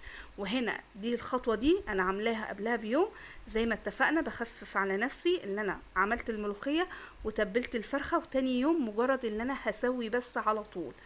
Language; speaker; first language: Arabic; native; Arabic